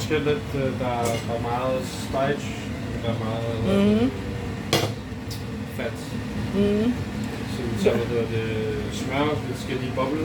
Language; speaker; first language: Danish; native; Danish